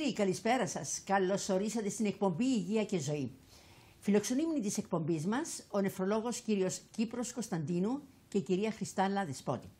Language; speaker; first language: Greek; native; Greek